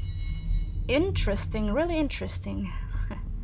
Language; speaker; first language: English; non-native, fluent; German